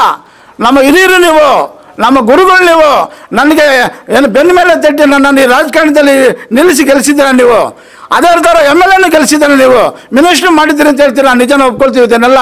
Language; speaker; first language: Kannada; native; Kannada